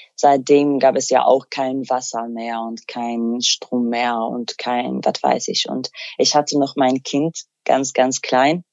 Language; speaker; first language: German; non-native, fluent; Arabic